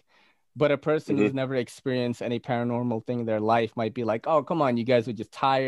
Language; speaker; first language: English; early bilingual, other home language; Bikol